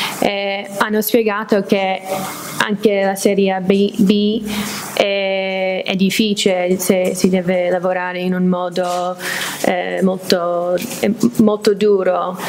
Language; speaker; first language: Italian; non-native, fluent; English